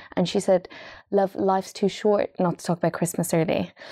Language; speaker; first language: English; native; English